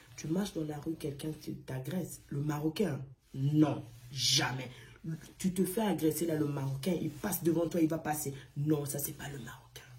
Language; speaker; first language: French; non-native, local second language; Arabic